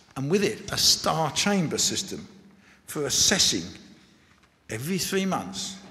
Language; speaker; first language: English; native; English